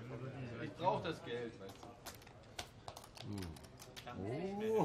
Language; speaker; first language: German; native; German